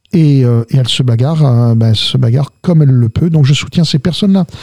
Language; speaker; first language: French; early bilingual, other home language; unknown